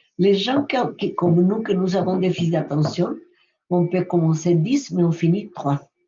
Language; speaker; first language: French; non-native, fluent; Spanish